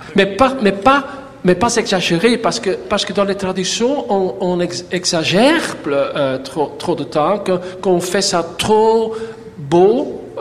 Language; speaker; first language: French; non-native, learner; Dutch